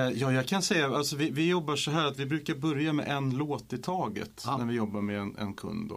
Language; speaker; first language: Swedish; native; Swedish